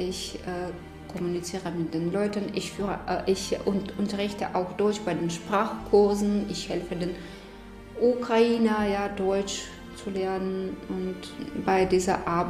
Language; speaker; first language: German; non-native, fluent; Ukrainian